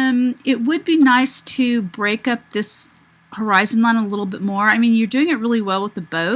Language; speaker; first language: English; native; English